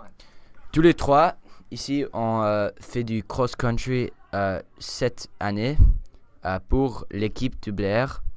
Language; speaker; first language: French; non-native, learner; English